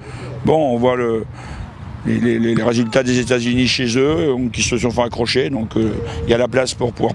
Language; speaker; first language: French; native; French